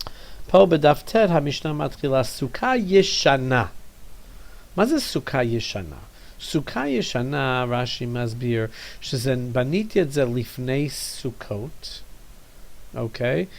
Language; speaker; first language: Hebrew; non-native, fluent; English